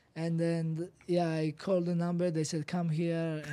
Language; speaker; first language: English; non-native, learner; Georgian